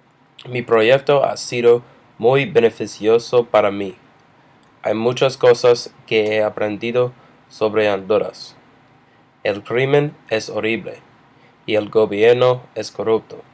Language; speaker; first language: Spanish; non-native, learner; English